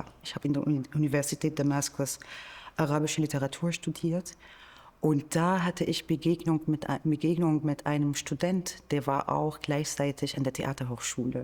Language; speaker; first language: German; non-native, fluent; Arabic